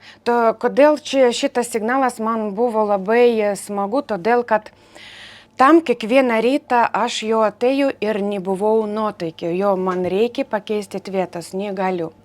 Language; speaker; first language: Lithuanian; non-native, learner; Ukrainian